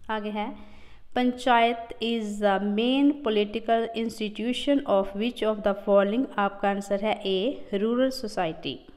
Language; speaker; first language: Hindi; non-native, local second language; Punjabi